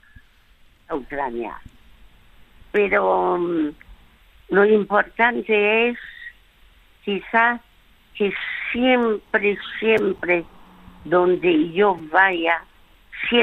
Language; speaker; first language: Spanish; early bilingual, other home language; French